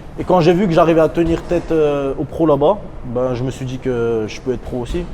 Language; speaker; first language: French; early bilingual, other home language; Chechen